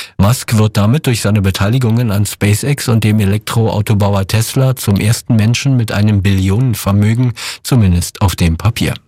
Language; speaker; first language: German; native; German